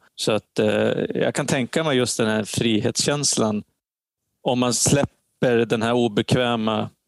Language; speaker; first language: Swedish; native; Swedish